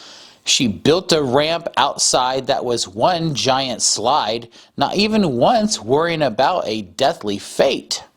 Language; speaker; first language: English; native; English